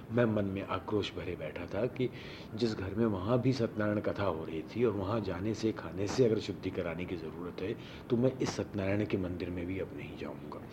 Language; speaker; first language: Hindi; non-native, local second language; Marwari